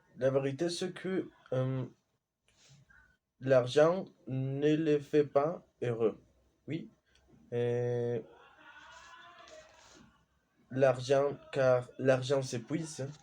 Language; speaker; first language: French; non-native, learner; Spanish